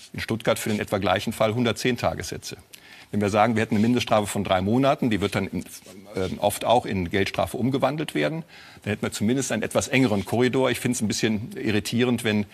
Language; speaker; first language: German; native; German